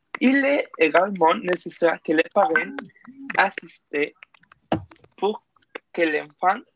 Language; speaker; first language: French; non-native, learner; Spanish